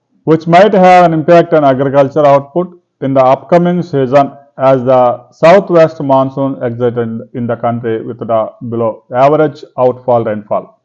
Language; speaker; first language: English; non-native, local second language; Telugu